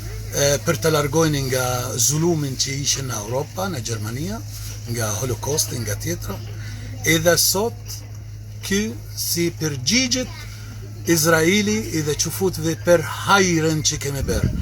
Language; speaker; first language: Albanian; non-native, learner; Arabic